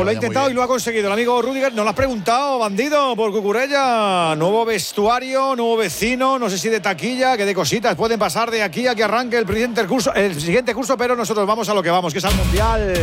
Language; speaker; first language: Spanish; native; Spanish